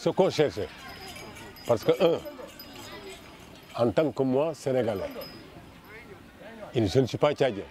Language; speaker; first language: French; non-native, local second language; Wolof